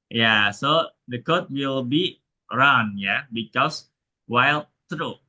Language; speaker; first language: English; non-native, learner; Indonesian